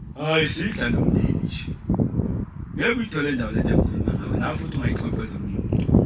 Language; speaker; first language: Zulu; native; Zulu